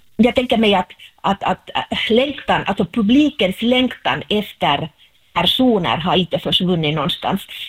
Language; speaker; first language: Swedish; non-native, local second language; Finnish